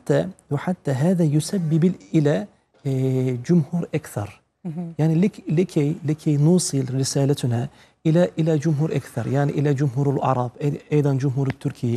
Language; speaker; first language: Arabic; non-native, fluent; Turkish